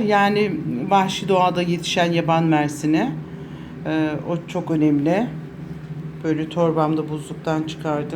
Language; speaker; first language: Turkish; native; Turkish